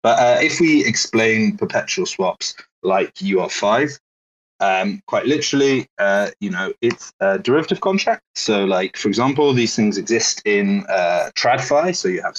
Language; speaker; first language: English; native; English